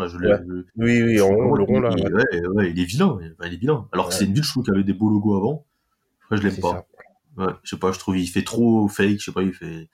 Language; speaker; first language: French; native; French